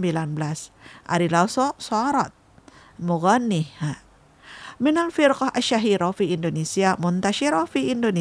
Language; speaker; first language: Arabic; non-native, fluent; Indonesian